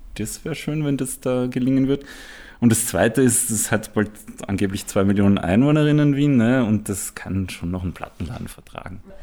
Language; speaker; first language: German; native; German